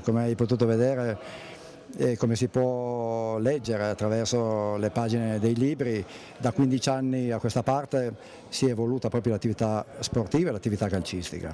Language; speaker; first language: Italian; native; Italian